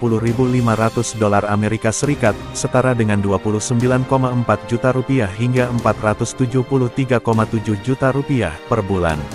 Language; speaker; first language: Indonesian; native; Indonesian